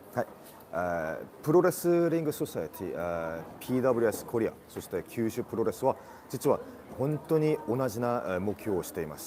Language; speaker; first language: Japanese; non-native, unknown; Korean